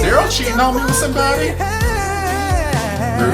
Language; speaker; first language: English; native; English